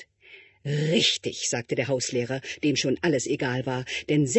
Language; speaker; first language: German; native; German